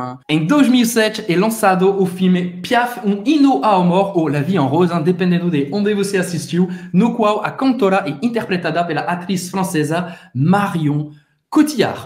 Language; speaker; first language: Portuguese; non-native, fluent; French